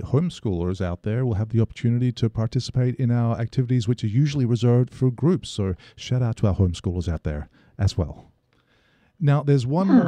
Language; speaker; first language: English; native; English